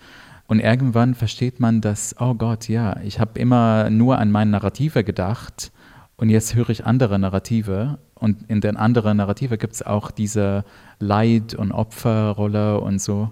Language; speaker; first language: German; non-native, fluent; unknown